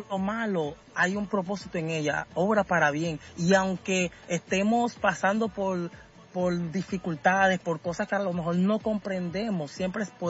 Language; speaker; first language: Spanish; native; Spanish